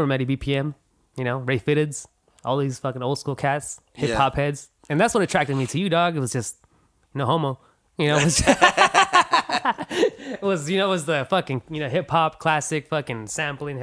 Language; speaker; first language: English; native; English